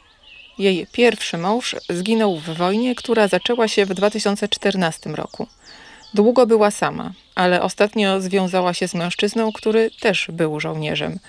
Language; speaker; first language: Polish; native; Polish